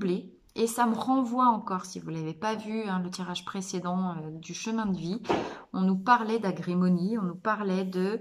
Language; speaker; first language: French; native; French